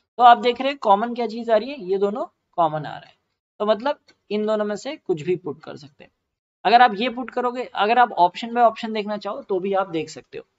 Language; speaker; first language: Hindi; native; Hindi